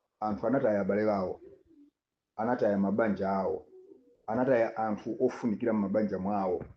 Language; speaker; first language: Nyanja; native; Nyanja